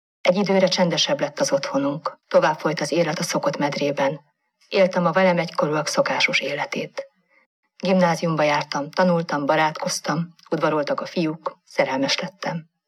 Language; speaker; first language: Hungarian; native; Hungarian